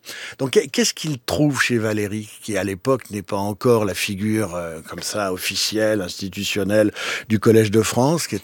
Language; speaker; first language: French; native; French